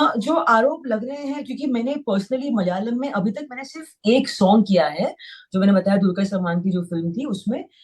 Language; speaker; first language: Hindi; native; Hindi